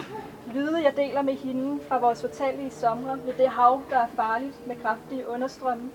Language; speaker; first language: Danish; native; Danish